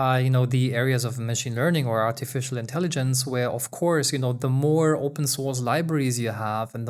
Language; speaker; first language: English; non-native, fluent; German